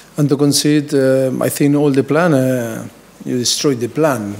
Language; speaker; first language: English; non-native, fluent; Spanish